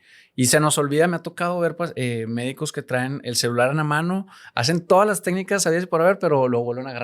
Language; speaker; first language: Spanish; native; Spanish